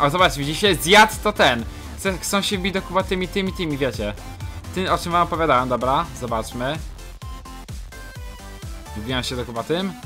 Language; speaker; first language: Polish; native; Polish